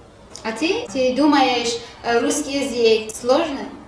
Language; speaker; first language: Russian; non-native, learner; Persian